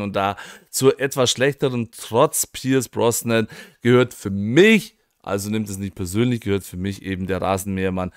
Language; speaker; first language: German; native; German